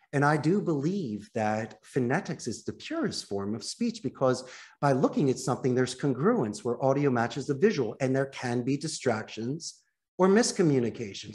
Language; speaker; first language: English; native; English